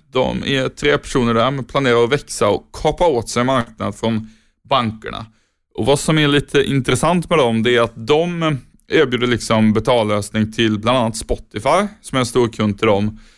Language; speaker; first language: Swedish; native; Swedish